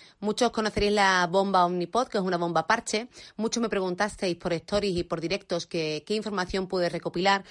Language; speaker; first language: Spanish; native; Spanish